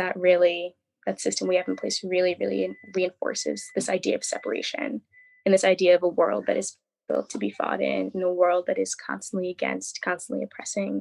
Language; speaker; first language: English; native; English